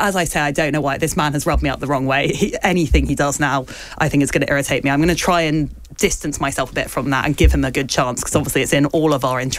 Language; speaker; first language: English; native; English